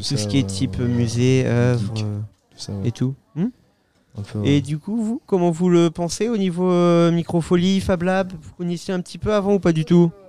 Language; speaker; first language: French; native; French